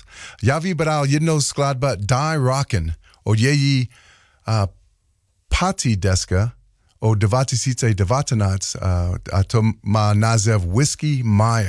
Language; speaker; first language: Czech; non-native, learner; English